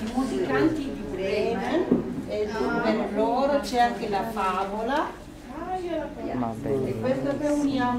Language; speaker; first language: Italian; non-native, fluent; German